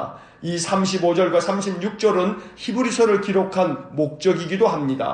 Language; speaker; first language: Korean; native; Korean